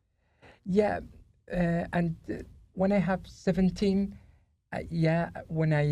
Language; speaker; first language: English; non-native, learner; Spanish